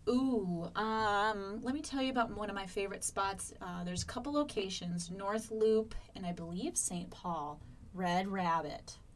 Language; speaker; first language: English; native; English